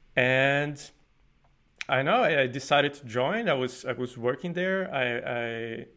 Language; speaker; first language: English; non-native, fluent; Portuguese